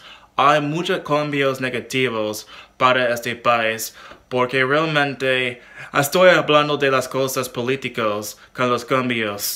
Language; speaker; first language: Spanish; non-native, learner; English